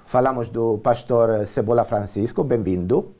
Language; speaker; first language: Portuguese; non-native, learner; Romanian